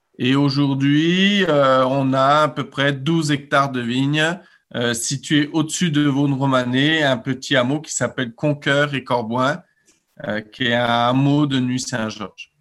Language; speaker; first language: French; native; French